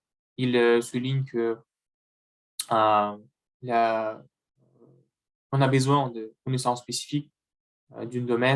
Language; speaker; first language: French; non-native, learner; Russian